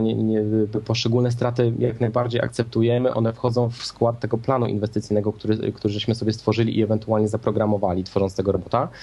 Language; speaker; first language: Polish; native; Polish